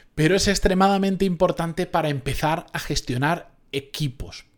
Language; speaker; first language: Spanish; native; Spanish